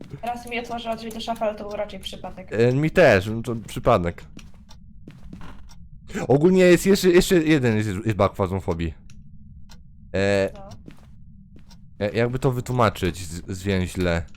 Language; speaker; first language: Polish; native; Polish